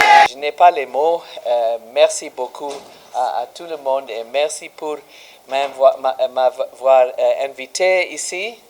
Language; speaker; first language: French; non-native, learner; English